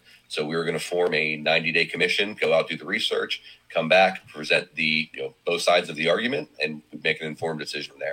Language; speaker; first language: English; native; English